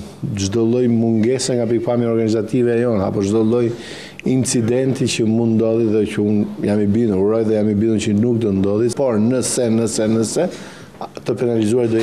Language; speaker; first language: Albanian; native; Albanian